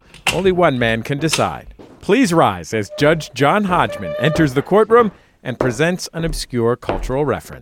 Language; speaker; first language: English; native; English